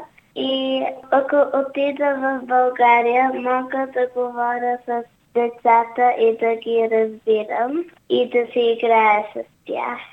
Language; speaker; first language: Bulgarian; early bilingual, heritage; Bulgarian